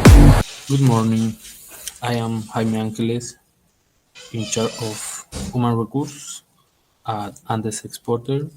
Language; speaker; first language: English; non-native, learner; Spanish